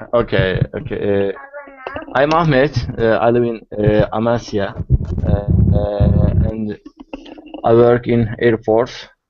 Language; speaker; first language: English; non-native, learner; Turkish